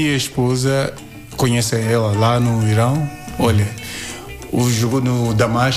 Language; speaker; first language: Portuguese; non-native, learner; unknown